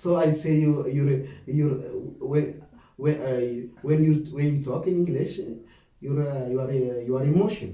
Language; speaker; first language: English; non-native, learner; Oromo